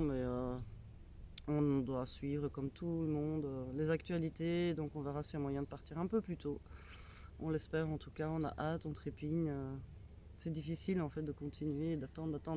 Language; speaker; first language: French; native; French